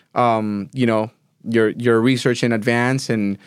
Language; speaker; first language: English; early bilingual, other home language; Spanish